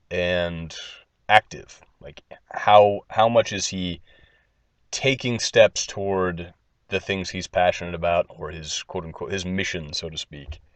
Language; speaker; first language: English; native; English